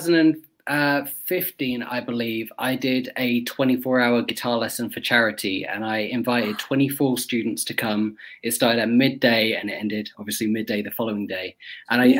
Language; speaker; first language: English; native; English